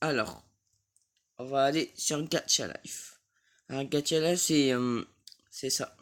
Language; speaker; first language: French; native; French